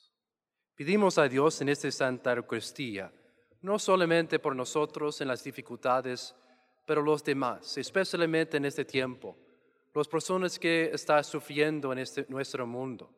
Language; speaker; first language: Spanish; non-native, fluent; English